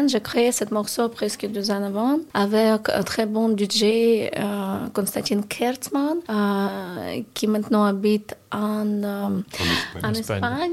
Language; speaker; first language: French; non-native, learner; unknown